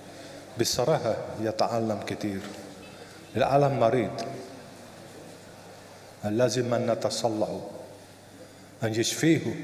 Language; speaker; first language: Arabic; non-native, fluent; Spanish